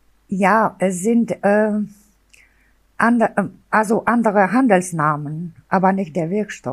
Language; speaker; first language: German; non-native, local second language; Albanian